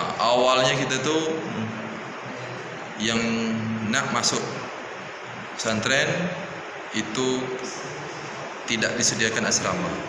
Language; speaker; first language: Indonesian; native; Indonesian